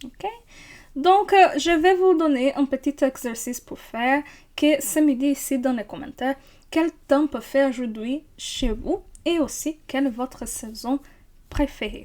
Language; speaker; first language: French; non-native, fluent; Portuguese